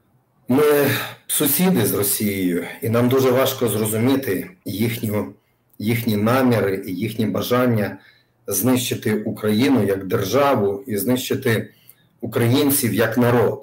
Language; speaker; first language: Ukrainian; native; Ukrainian